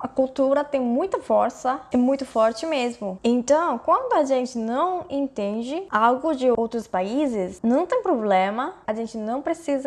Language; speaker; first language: Portuguese; non-native, fluent; Korean